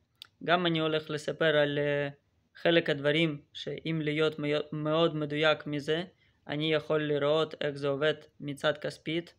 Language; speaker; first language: Hebrew; non-native, fluent; Russian